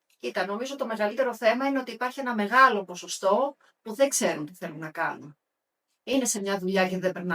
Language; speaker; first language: Greek; native; Greek